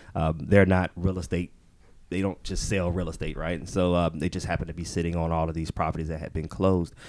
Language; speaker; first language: English; native; English